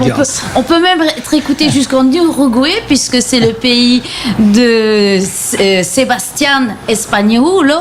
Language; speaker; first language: French; native; French